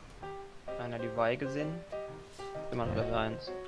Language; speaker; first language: German; native; German